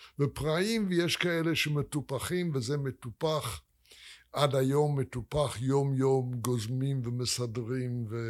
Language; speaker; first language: Hebrew; non-native, fluent; English